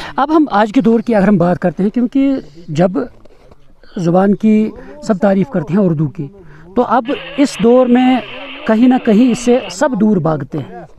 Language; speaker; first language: Urdu; non-native, local second language; Kashmiri